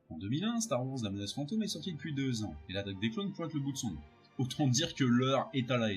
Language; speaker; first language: French; native; French